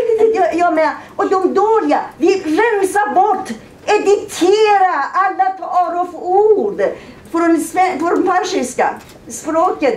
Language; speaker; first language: Swedish; non-native, fluent; Persian